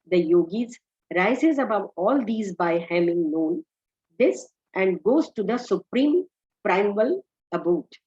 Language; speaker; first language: English; non-native, local second language; Hindi